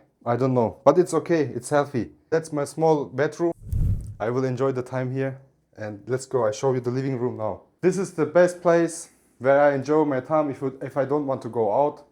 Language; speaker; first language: English; non-native, learner; Turkish